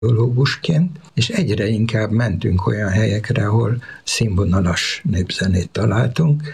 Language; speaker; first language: Hungarian; native; Hungarian